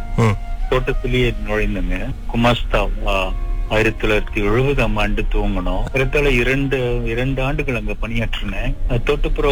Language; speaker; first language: Tamil; early bilingual, heritage; Tamil